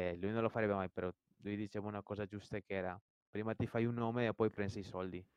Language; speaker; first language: Italian; native; Italian